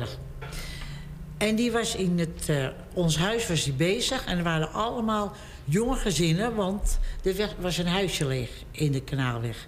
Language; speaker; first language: Dutch; native; Dutch